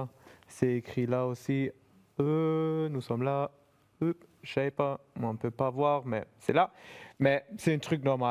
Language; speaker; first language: French; non-native, fluent; German